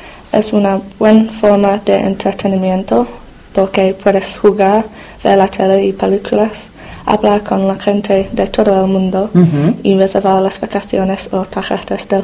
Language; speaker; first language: Spanish; non-native, learner; English